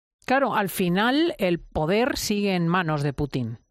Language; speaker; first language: Spanish; native; Spanish